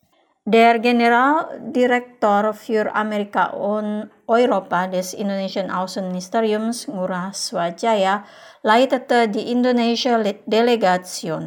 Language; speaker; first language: German; non-native, fluent; Indonesian